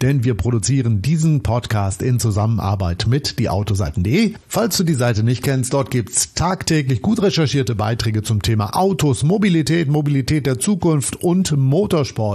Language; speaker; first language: German; native; German